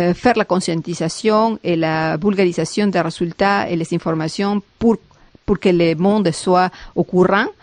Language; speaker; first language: French; non-native, fluent; Spanish